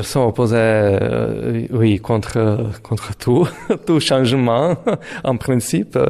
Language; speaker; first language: French; non-native, fluent; Czech